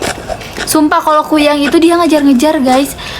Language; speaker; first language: Indonesian; native; Indonesian